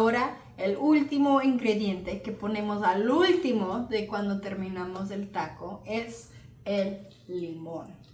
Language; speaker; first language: Spanish; early bilingual, heritage; Spanish